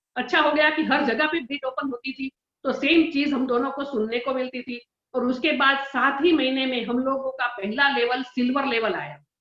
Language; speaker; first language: Hindi; non-native, local second language; Gujarati